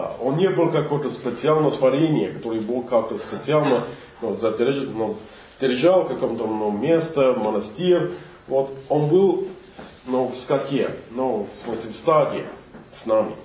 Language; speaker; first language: Russian; non-native, fluent; English